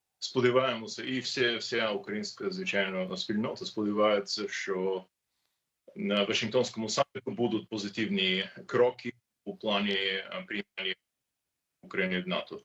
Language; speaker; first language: Ukrainian; non-native, learner; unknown